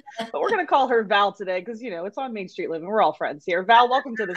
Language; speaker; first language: English; native; English